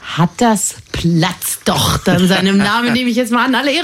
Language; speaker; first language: German; native; German